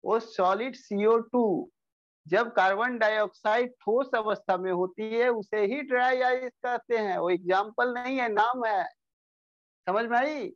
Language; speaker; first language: Hindi; non-native, local second language; Bangla